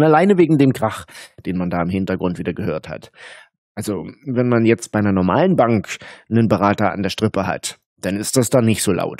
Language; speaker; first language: German; native; German